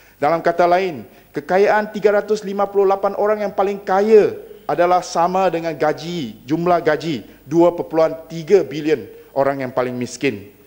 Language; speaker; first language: Malay; non-native, local second language; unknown